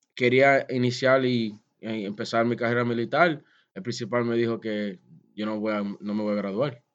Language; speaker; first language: Spanish; early bilingual, heritage; Spanish